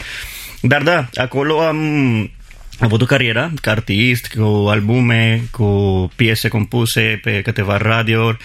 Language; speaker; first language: Romanian; non-native, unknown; Spanish